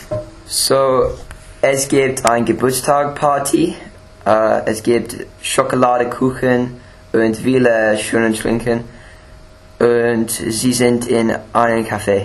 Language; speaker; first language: German; non-native, learner; English